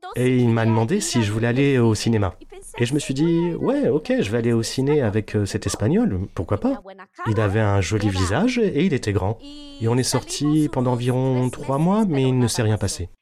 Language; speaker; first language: French; non-native, fluent; Spanish